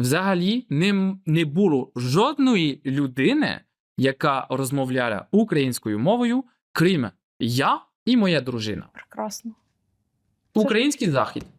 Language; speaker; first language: Ukrainian; non-native, fluent; French